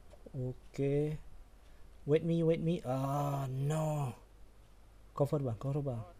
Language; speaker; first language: English; non-native, learner; Indonesian